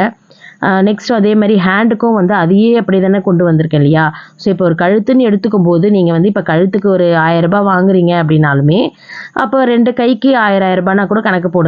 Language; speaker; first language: Tamil; native; Tamil